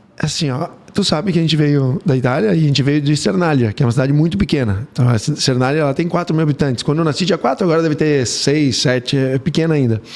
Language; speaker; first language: Portuguese; early bilingual, heritage; Portuguese